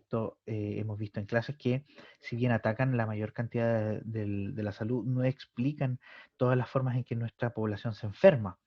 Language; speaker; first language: Spanish; native; Spanish